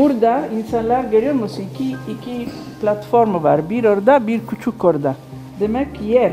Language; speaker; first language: Turkish; non-native, learner; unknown